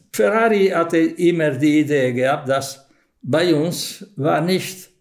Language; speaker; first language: German; non-native, fluent; Italian